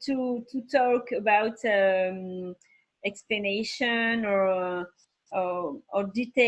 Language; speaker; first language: English; non-native, learner; French